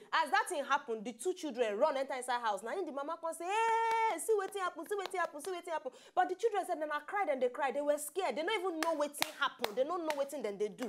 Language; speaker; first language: Nigerian Pidgin; native; Nigerian Pidgin